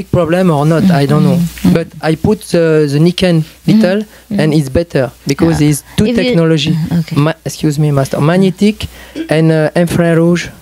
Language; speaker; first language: English; non-native, learner; French